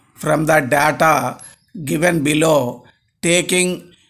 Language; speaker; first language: English; non-native, local second language; Telugu